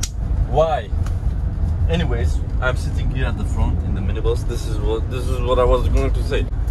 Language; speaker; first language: English; non-native, fluent; Persian